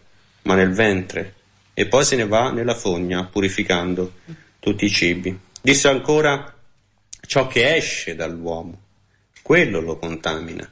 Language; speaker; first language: Italian; native; Italian